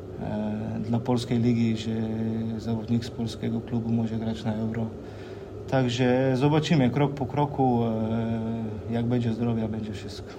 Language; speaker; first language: Polish; non-native, fluent; Slovenian